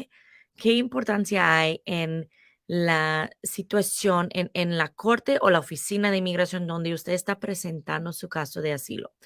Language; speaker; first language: Spanish; non-native, fluent; English